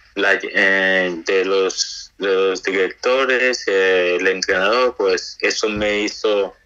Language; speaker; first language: Spanish; non-native, fluent; Nigerian Pidgin